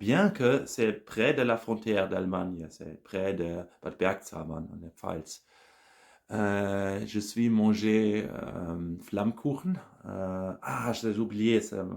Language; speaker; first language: French; non-native, learner; German